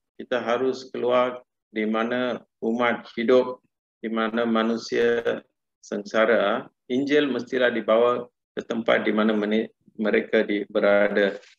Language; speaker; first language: Malay; non-native, local second language; Tamil